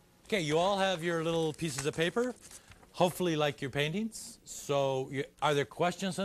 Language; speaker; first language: English; native; English